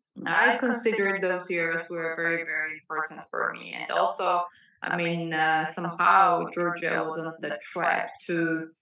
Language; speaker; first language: English; non-native, fluent; Georgian